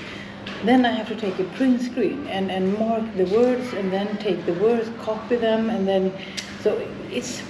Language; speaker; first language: English; non-native, fluent; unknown